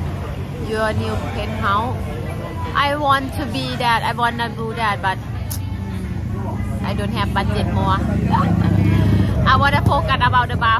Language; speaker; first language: English; non-native, learner; Thai